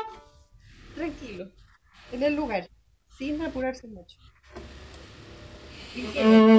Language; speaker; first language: Spanish; native; Spanish